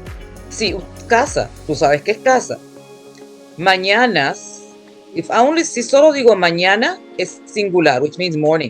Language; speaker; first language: Spanish; non-native, fluent; English